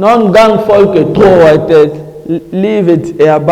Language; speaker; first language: Danish; non-native, learner; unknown